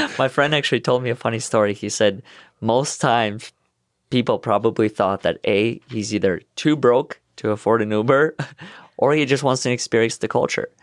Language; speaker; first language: English; non-native, fluent; Russian